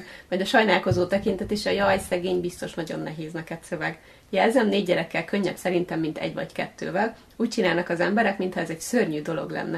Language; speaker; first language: Hungarian; native; Hungarian